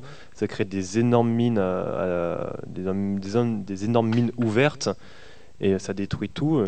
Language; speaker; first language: French; native; French